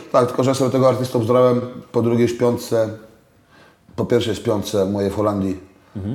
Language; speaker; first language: Polish; native; Polish